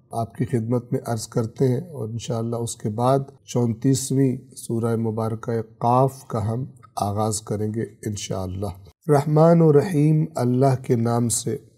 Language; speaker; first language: Urdu; native; Urdu